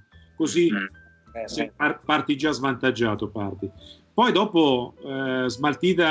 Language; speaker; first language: Italian; native; Italian